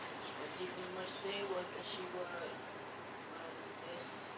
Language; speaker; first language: Japanese; non-native, learner; Malay